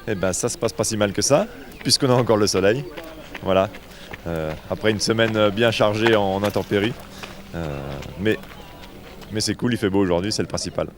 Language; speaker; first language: French; native; French